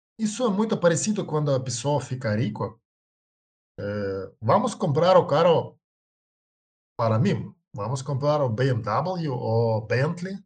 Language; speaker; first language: Portuguese; non-native, learner; Russian